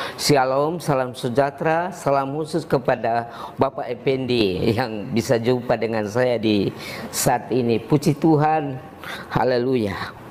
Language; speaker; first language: Indonesian; native; Indonesian